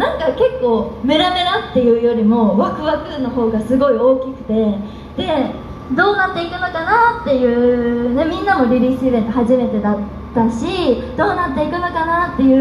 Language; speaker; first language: Japanese; native; Japanese